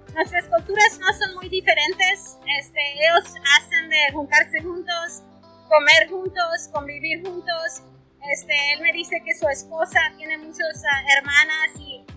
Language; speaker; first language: Spanish; early bilingual, heritage; Spanish